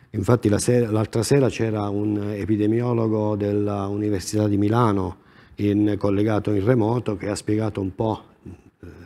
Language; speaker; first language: Italian; native; Italian